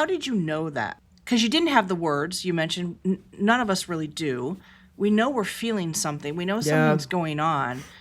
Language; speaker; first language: English; native; English